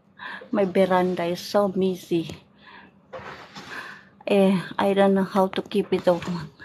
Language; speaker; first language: English; non-native, local second language; Filipino